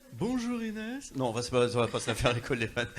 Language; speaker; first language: French; native; French